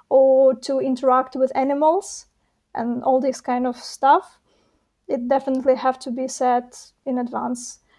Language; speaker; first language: English; non-native, fluent; Russian